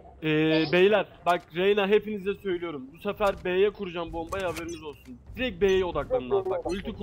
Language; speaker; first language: Turkish; native; Turkish